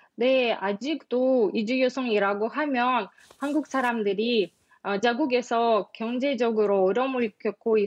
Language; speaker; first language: Korean; non-native, fluent; Russian